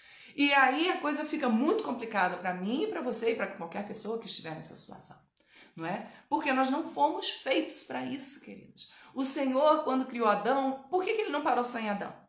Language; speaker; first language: Portuguese; native; Portuguese